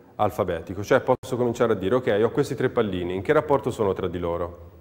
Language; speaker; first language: Italian; native; Italian